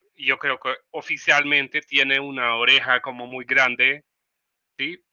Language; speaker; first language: Spanish; non-native, fluent; Russian